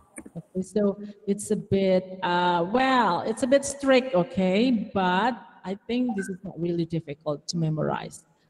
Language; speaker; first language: English; non-native, fluent; Indonesian